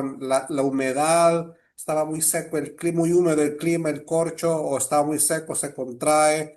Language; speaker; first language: Spanish; native; Spanish